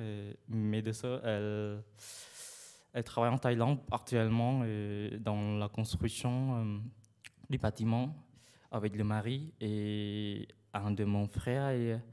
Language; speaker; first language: French; non-native, fluent; Khmer